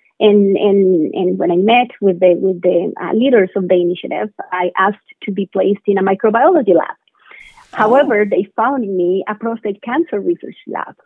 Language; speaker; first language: English; non-native, fluent; Spanish